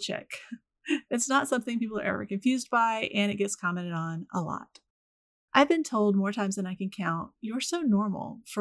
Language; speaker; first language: English; native; English